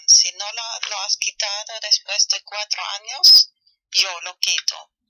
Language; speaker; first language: Spanish; non-native, learner; German